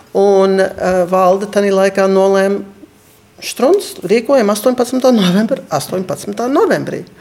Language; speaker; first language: Latvian; early bilingual, heritage; Latvian